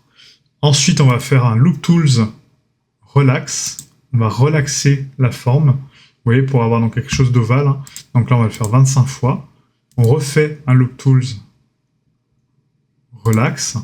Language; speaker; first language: French; native; French